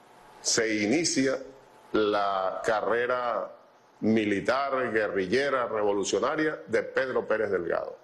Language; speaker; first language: Spanish; native; Spanish